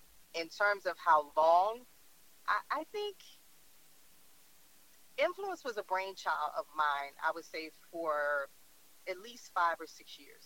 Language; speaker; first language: English; native; English